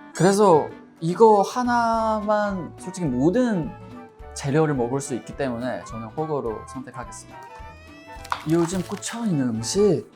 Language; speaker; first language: Korean; non-native, fluent; Chinese